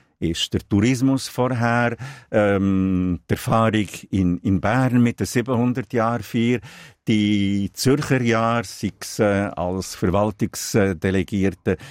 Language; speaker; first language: German; non-native, local second language; Italian